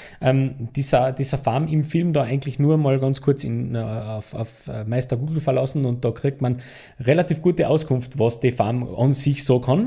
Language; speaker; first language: German; native; German